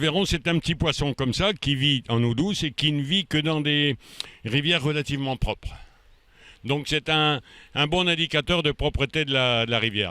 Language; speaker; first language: French; native; French